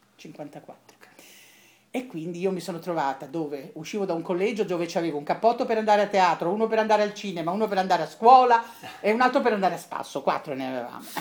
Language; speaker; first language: Italian; native; Italian